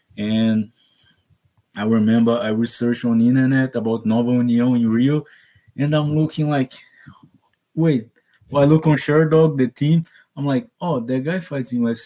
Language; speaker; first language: English; non-native, learner; Portuguese